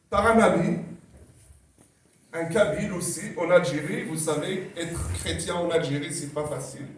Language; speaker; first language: French; non-native, local second language; Kabyle